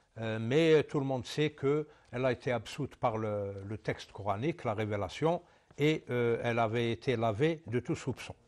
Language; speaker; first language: French; non-native, local second language; Arabic